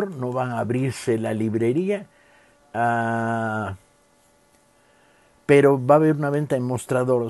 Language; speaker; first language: Spanish; native; Spanish